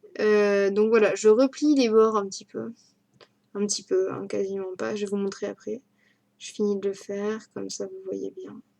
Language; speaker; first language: French; native; French